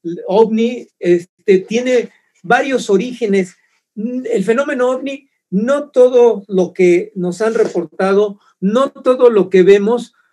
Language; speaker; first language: Spanish; native; Spanish